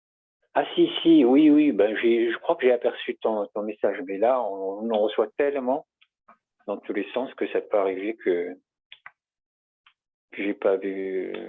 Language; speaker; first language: French; native; French